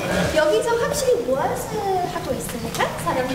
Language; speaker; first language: Korean; non-native, learner; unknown